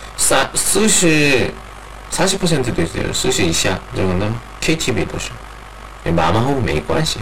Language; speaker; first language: Chinese; non-native, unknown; Korean